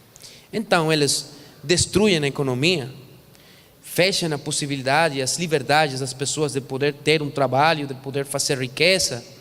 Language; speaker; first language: Portuguese; non-native, fluent; Spanish